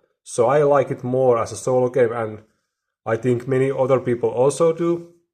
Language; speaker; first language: English; non-native, fluent; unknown